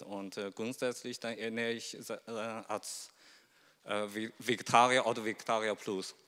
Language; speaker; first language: German; non-native, fluent; Chinese